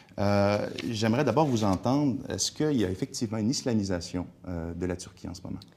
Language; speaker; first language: French; native; French